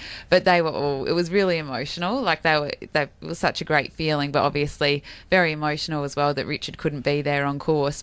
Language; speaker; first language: English; native; English